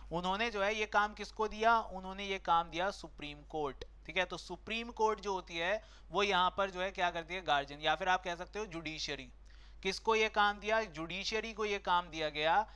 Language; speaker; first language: Hindi; native; Hindi